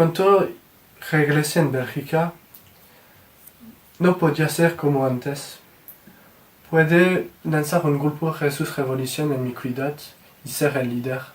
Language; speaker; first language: Spanish; non-native, learner; French